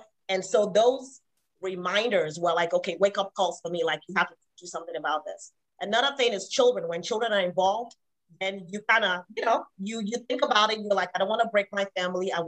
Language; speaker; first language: English; non-native, local second language; Igbo